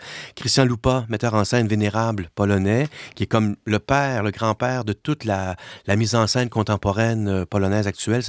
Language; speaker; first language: French; native; French